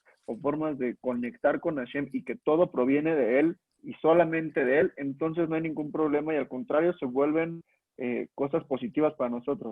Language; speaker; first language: Spanish; native; Spanish